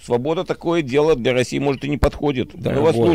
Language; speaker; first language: Russian; native; Russian